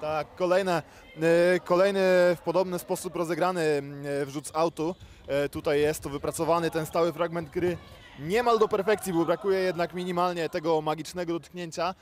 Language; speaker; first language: Polish; native; Polish